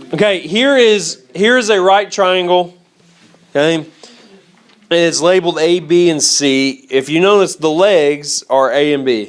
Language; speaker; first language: English; native; English